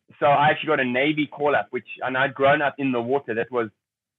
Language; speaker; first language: English; native; English